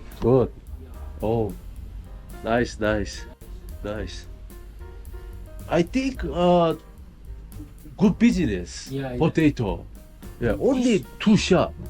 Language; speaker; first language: English; non-native, learner; Korean